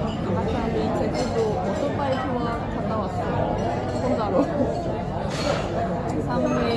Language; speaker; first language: Korean; non-native, learner; Cantonese